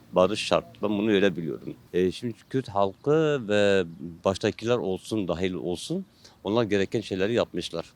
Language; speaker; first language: Turkish; non-native, local second language; Kurdish